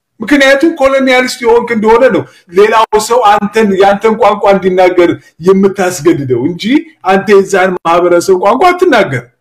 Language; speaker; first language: Amharic; non-native, local second language; Oromo